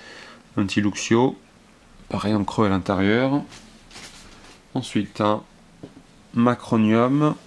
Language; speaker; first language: French; native; French